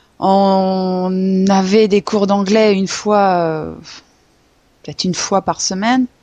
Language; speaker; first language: French; native; French